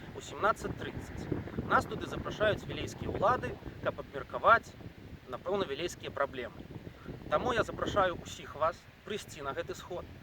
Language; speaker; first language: Belarusian; non-native, local second language; Russian